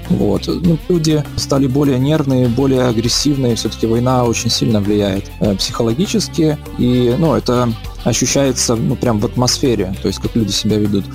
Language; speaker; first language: Russian; native; Russian